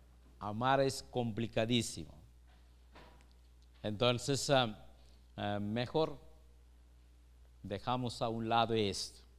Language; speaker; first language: Spanish; non-native, fluent; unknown